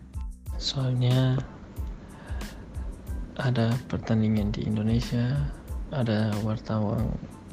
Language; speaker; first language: Indonesian; non-native, local second language; Tetum